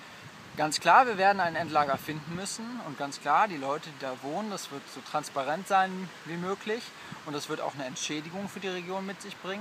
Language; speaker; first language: German; native; German